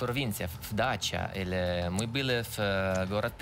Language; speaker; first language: Russian; non-native, learner; Italian